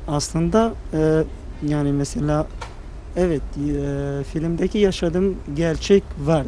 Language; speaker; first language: Turkish; non-native, fluent; Arabic